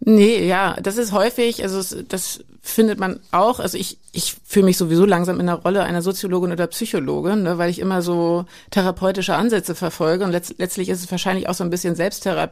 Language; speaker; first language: German; native; German